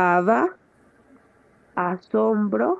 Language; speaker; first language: Spanish; native; Spanish